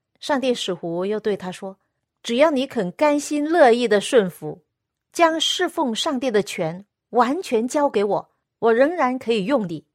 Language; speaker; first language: Chinese; non-native, local second language; Cantonese